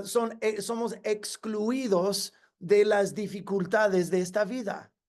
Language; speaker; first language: Spanish; non-native, fluent; English